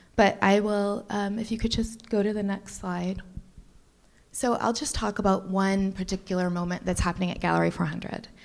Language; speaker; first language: English; native; English